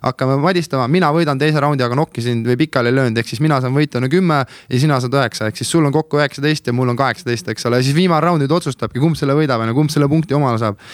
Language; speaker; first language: Estonian; native; Estonian